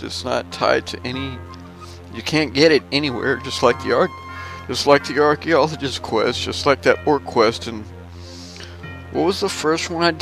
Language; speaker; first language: English; native; English